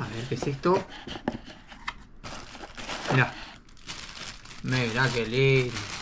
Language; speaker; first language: Spanish; native; Spanish